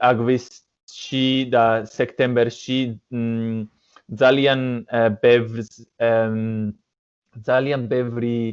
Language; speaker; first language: Georgian; non-native, learner; English